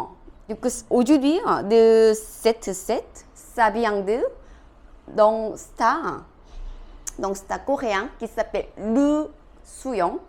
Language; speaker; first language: French; non-native, fluent; Korean